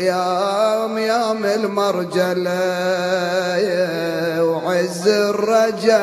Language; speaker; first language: Arabic; native; Arabic